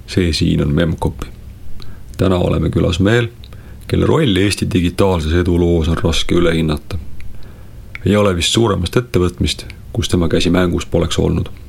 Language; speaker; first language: Estonian; native; Estonian